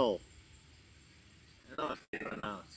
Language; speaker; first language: English; native; English